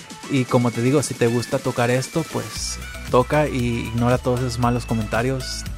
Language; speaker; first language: Spanish; early bilingual, heritage; Spanish